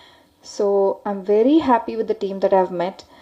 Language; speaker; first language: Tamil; non-native, learner; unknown